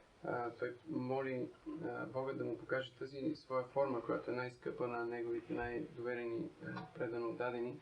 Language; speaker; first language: Bulgarian; native; Bulgarian